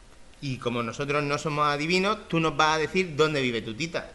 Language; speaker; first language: Spanish; native; Spanish